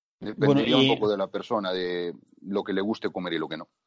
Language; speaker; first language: Spanish; native; Spanish